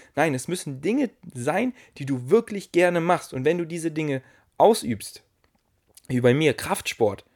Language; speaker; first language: German; native; German